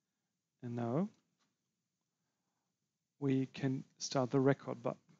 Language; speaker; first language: English; non-native, fluent; German